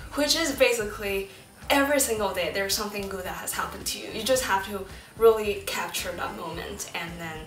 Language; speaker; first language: English; early bilingual, other home language; Chinese